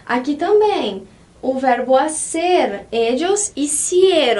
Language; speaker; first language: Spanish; non-native, fluent; Portuguese